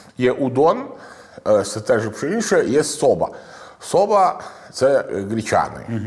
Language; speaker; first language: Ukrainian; non-native, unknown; Italian